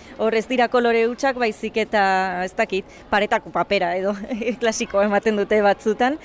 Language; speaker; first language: Basque; native; Basque